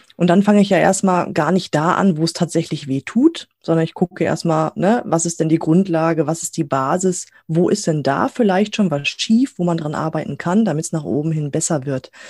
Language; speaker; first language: German; native; German